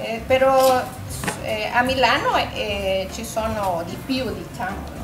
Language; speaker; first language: Italian; non-native, fluent; Spanish